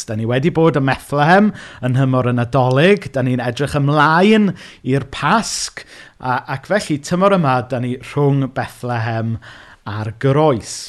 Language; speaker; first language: Welsh; native; Welsh